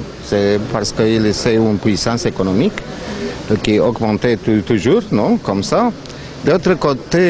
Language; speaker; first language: French; non-native, fluent; Romanian